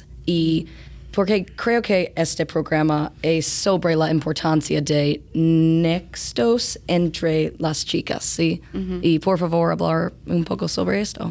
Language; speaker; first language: Spanish; non-native, learner; English